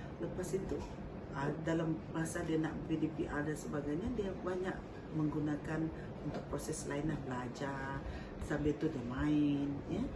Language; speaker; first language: Malay; non-native, local second language; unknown